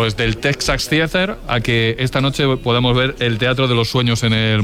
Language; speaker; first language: Spanish; native; Spanish